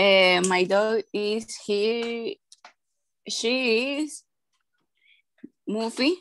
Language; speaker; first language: English; non-native, learner; Spanish